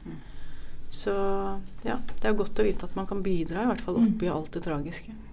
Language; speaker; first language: Norwegian; native; Norwegian